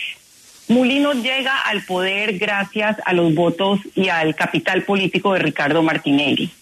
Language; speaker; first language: Spanish; native; Spanish